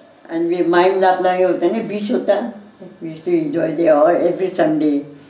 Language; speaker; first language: English; non-native, local second language; Hindi